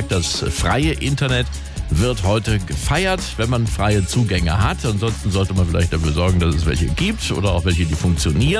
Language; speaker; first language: German; native; German